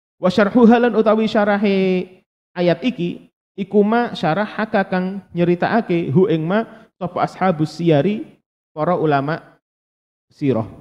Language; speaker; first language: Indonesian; non-native, local second language; Javanese